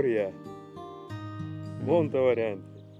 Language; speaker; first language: Finnish; non-native, learner; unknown